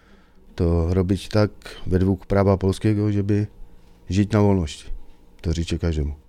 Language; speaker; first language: Polish; early bilingual, heritage; Czech